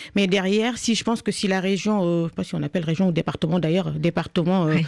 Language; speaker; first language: French; non-native, local second language; Wolof